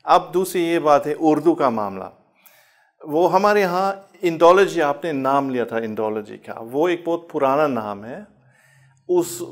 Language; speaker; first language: Urdu; non-native, fluent; German